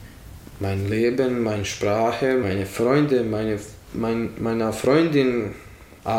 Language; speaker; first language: German; non-native, learner; Bosnian